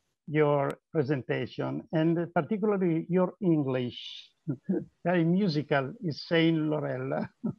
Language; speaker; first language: English; non-native, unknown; Italian